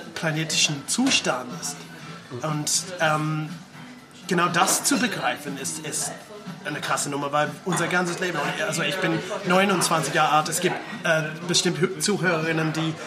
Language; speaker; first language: German; non-native, fluent; English